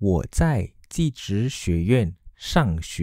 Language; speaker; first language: Chinese; non-native, fluent; Malay